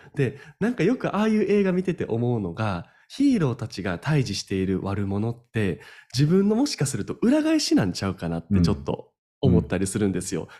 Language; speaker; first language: Japanese; native; Japanese